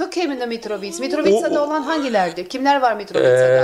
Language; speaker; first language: Albanian; native; Albanian